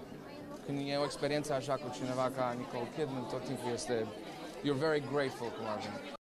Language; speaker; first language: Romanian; early bilingual, heritage; Romanian